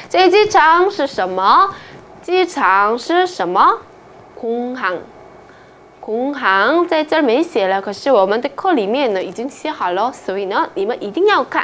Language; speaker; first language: Chinese; non-native, fluent; Korean